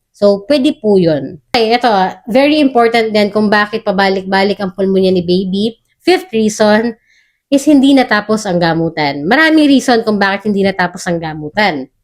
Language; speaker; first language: Filipino; native; Filipino